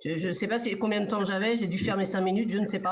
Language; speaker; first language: French; native; French